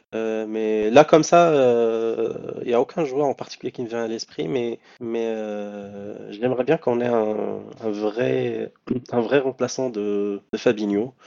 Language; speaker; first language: French; non-native, local second language; Arabic